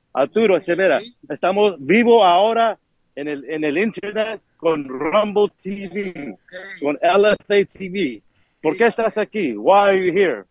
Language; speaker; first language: Spanish; non-native, learner; English